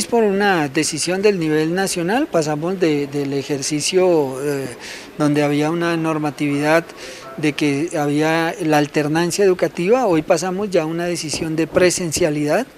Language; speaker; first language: Spanish; native; Spanish